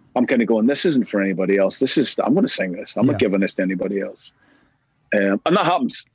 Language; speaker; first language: English; native; English